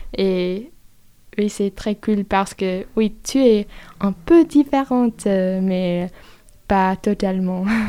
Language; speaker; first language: French; non-native, learner; English